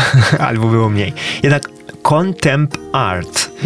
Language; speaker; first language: Polish; non-native, fluent; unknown